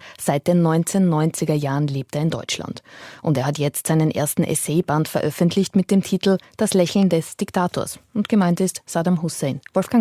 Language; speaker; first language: German; native; German